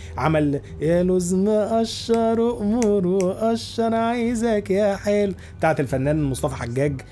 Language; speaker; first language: Egyptian Arabic; native; Egyptian Arabic